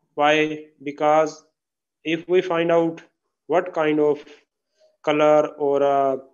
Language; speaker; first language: English; non-native, local second language; Urdu